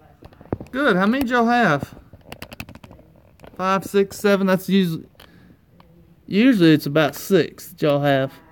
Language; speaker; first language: English; native; English